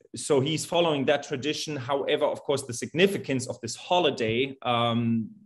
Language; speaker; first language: English; non-native, fluent; German